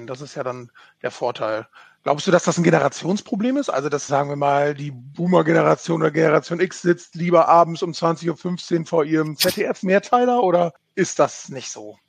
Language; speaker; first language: German; native; German